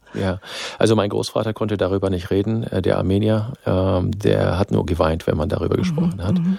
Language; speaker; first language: German; non-native, fluent; Arabic